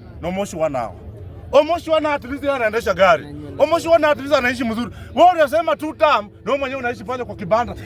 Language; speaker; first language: Swahili; native; Swahili